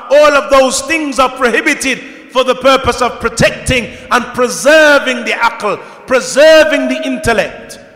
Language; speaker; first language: English; native; English